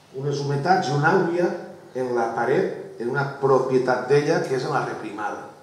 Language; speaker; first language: Spanish; non-native, local second language; Catalan